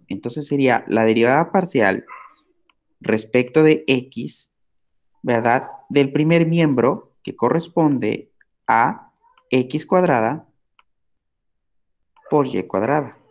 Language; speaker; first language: Spanish; native; Spanish